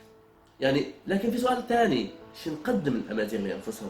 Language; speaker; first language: Arabic; native; Arabic